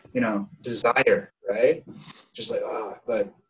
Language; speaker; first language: English; native; English